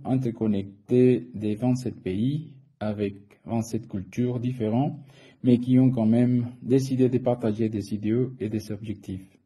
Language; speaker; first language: French; non-native, fluent; Spanish